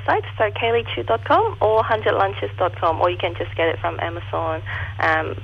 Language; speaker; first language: English; non-native, local second language; Cantonese